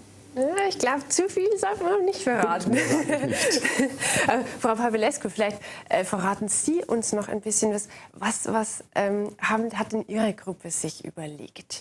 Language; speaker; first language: German; native; German